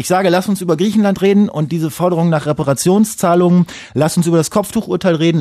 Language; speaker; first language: German; native; German